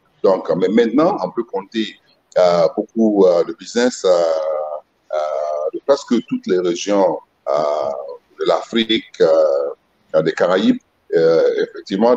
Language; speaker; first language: French; non-native, local second language; Mossi